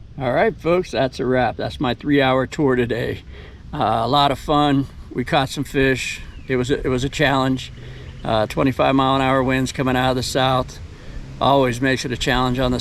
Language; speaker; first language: English; native; English